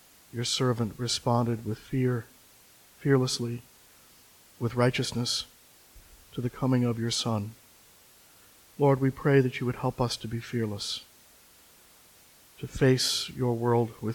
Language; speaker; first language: English; native; English